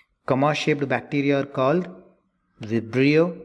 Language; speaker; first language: English; non-native, local second language; Tamil